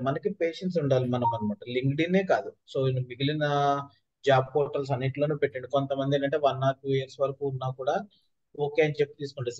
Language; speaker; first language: Telugu; native; Telugu